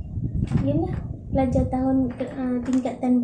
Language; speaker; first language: Malay; native; Malay